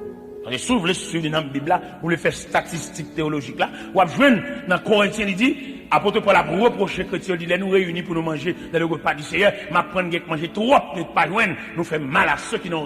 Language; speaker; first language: French; non-native, local second language; Haitian Creole